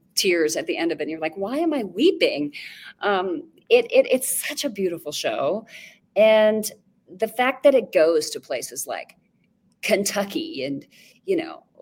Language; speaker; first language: English; native; English